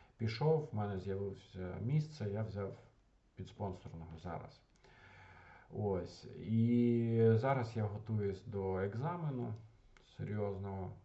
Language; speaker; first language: Ukrainian; non-native, local second language; Russian